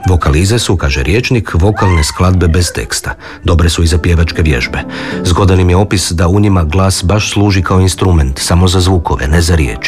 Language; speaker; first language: Serbian; native; Serbian